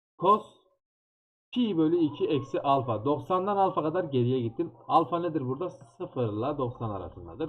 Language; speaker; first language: Turkish; native; Turkish